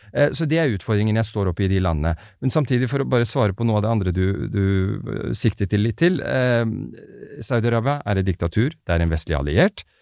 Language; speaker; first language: Norwegian; early bilingual, other home language; Persian